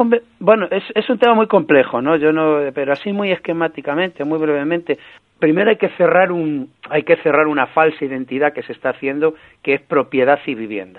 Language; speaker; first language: Spanish; native; Spanish